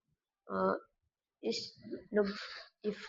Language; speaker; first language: English; non-native, learner; Vietnamese